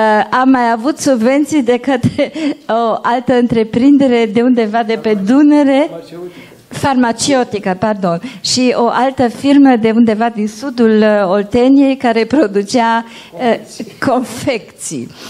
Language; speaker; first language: Romanian; non-native, local second language; German